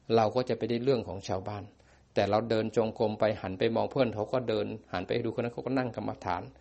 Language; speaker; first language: Thai; native; Thai